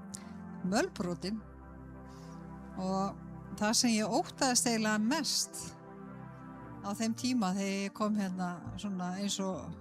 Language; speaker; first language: Icelandic; native; Icelandic